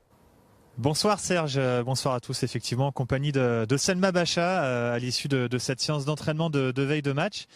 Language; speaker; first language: French; native; French